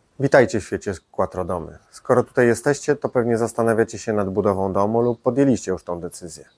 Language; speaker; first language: Polish; native; Polish